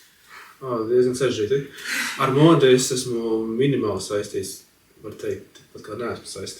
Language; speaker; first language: Latvian; native; Latvian